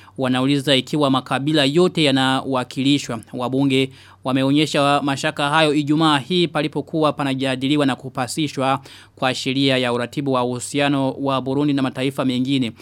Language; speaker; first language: Swahili; non-native, local second language; Rundi